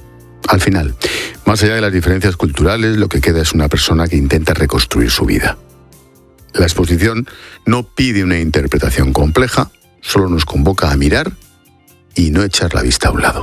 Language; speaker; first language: Spanish; native; Spanish